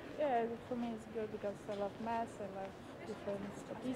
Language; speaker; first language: English; non-native, learner; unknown